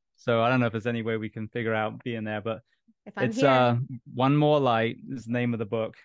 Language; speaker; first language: English; native; English